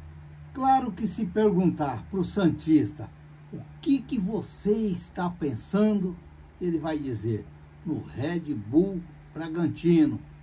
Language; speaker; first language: Portuguese; native; Portuguese